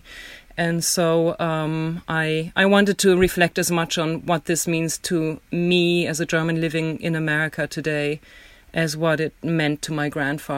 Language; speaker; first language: English; non-native, fluent; German